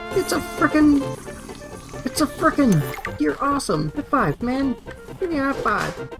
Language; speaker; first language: English; native; English